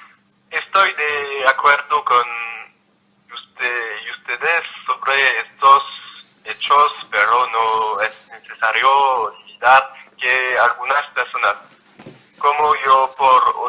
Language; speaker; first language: Spanish; non-native, learner; French